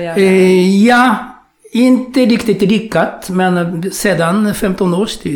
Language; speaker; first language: Swedish; non-native, fluent; Japanese